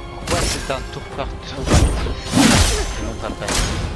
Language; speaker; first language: French; native; French